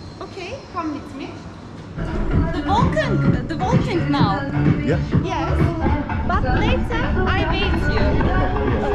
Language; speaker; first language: English; non-native, learner; Turkish